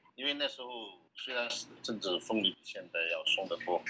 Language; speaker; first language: Chinese; native; Chinese